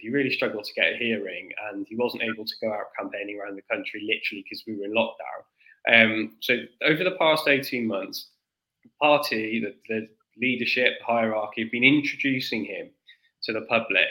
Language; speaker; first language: English; native; English